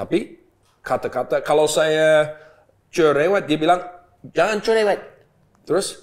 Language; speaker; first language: Indonesian; non-native, learner; English